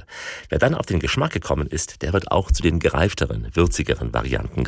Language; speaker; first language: German; native; German